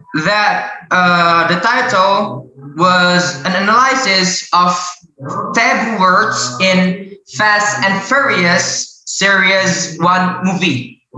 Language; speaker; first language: English; non-native, learner; Indonesian